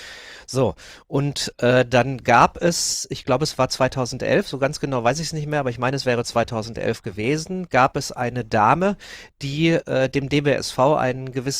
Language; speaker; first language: German; native; German